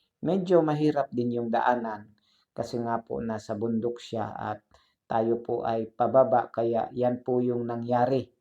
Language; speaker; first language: Filipino; non-native, local second language; Cebuano